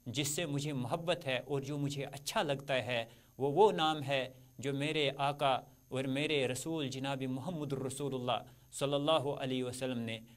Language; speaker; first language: Urdu; non-native, local second language; Kashmiri